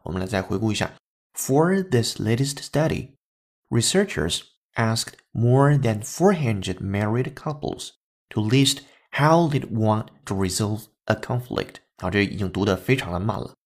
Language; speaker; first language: English; non-native, fluent; Chinese